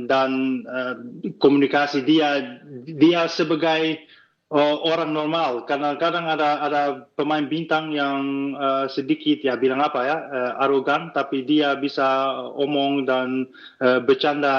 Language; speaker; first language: Indonesian; non-native, fluent; Dutch